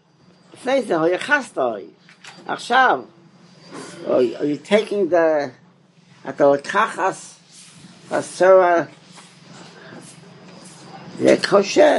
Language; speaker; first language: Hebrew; non-native, fluent; English